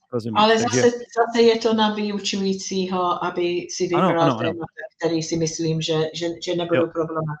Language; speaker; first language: Czech; non-native, fluent; English